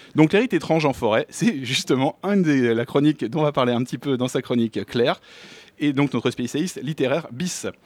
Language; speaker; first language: French; native; French